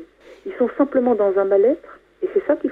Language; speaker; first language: French; native; French